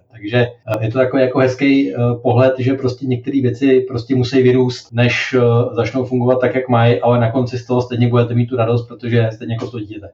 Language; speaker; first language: Czech; native; Czech